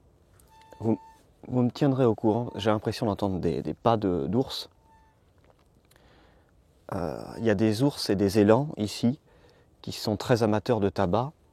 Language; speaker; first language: French; native; French